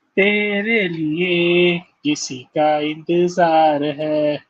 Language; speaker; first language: Hindi; non-native, local second language; Gujarati